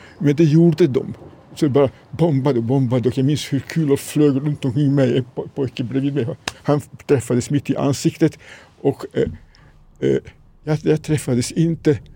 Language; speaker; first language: Swedish; non-native, fluent; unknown